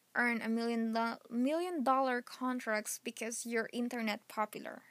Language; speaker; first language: English; non-native, local second language; Filipino